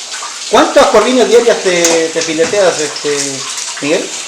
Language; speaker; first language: Spanish; native; Spanish